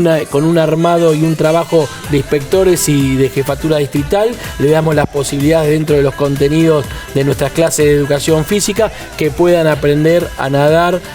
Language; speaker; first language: Spanish; native; Spanish